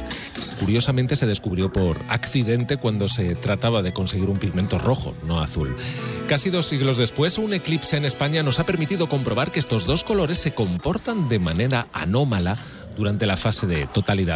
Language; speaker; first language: Spanish; native; Spanish